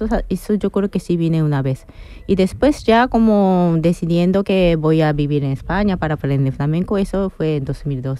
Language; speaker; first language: Spanish; non-native, fluent; Japanese